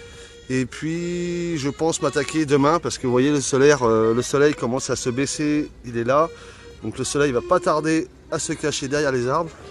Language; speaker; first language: French; native; French